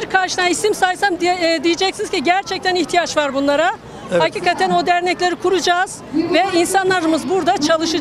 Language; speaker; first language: Turkish; native; Turkish